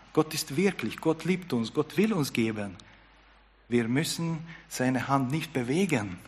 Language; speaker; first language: German; non-native, fluent; Hungarian